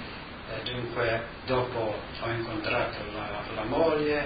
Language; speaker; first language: Italian; non-native, local second language; Slovenian